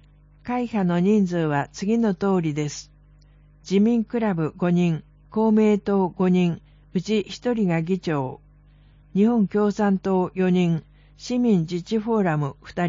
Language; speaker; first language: Japanese; native; Japanese